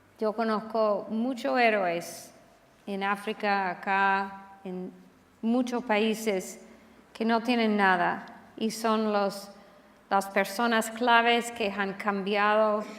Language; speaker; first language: Spanish; non-native, fluent; English